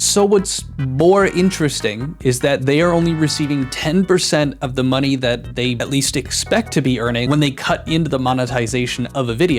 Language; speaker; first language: English; native; English